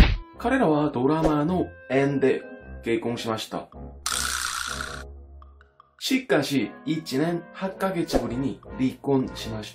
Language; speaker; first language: Japanese; non-native, learner; Korean